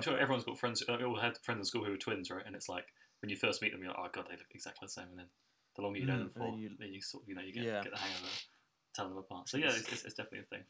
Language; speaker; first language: English; native; English